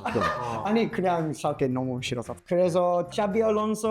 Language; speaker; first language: Korean; non-native, learner; English